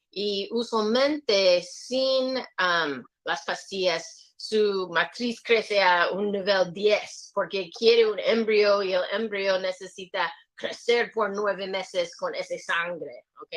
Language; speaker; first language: Spanish; non-native, learner; English